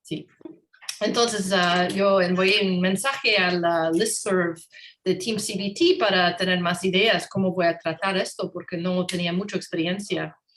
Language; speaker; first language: Spanish; non-native, learner; English